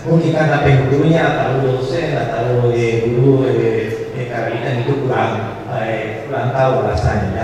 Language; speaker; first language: Indonesian; non-native, fluent; Spanish